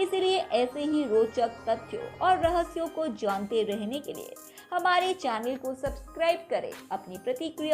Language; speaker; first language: Hindi; native; Hindi